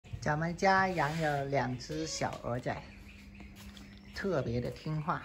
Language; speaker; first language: Cantonese; native; Cantonese